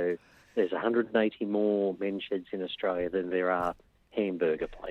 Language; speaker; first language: English; native; English